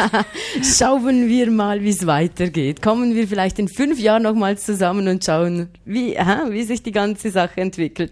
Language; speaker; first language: German; native; German